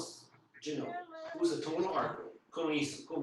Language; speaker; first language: Portuguese; non-native, learner; English